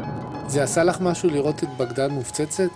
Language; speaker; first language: Hebrew; native; Hebrew